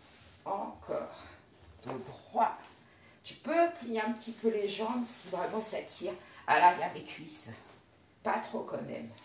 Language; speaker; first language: French; native; French